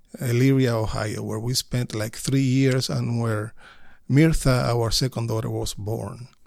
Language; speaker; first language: English; non-native, fluent; Spanish